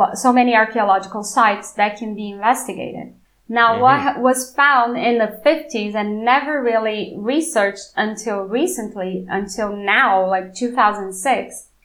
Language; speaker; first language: English; non-native, fluent; Portuguese